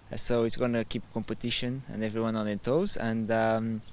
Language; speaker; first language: English; non-native, fluent; Portuguese